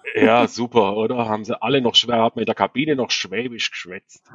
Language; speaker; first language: German; native; German